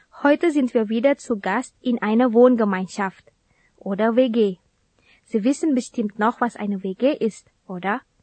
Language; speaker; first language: German; non-native, fluent; Indonesian